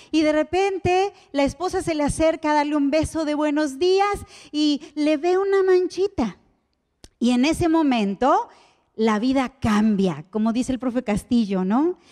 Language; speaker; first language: Spanish; native; Spanish